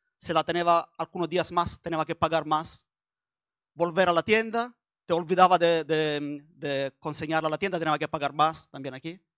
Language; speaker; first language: Spanish; non-native, learner; Italian